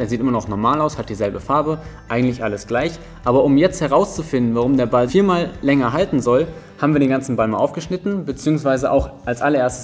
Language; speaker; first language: German; native; German